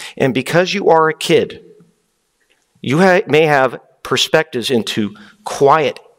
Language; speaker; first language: English; native; English